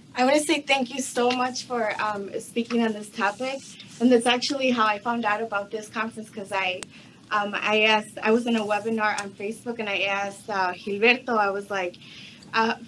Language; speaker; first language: English; native; English